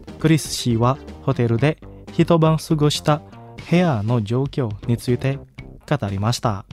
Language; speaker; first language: Japanese; non-native, fluent; Indonesian